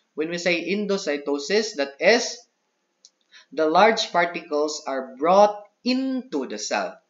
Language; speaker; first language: English; non-native, local second language; Cebuano